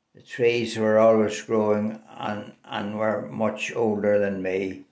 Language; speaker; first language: English; native; English